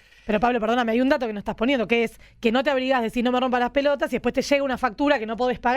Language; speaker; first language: Spanish; native; Spanish